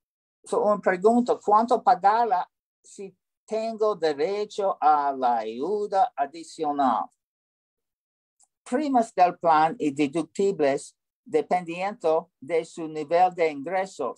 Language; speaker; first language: Spanish; non-native, learner; English